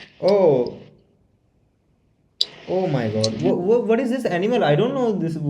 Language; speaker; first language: English; non-native, learner; Hindi